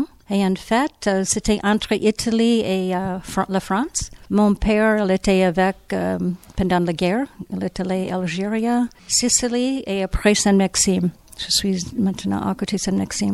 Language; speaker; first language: French; non-native, learner; English